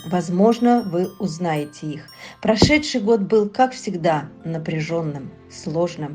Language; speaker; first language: Russian; native; Russian